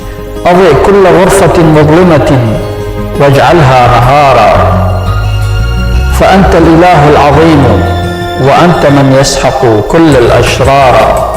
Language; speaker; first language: Arabic; native; Arabic